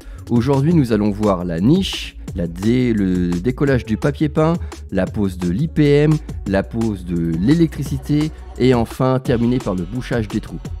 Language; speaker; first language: French; native; French